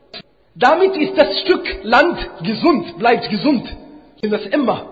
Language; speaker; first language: German; non-native, fluent; Arabic